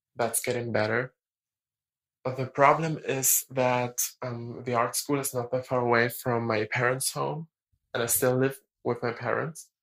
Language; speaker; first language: English; non-native, fluent; German